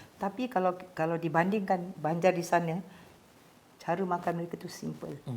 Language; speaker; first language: Malay; native; Malay